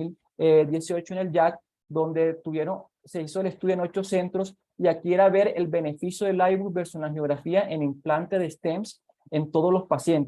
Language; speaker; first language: Spanish; native; Spanish